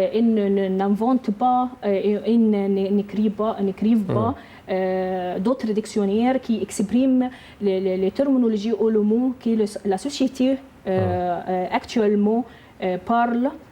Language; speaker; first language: French; non-native, learner; Arabic